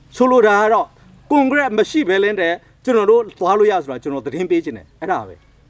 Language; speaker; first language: Burmese; non-native, local second language; S'gaw Karen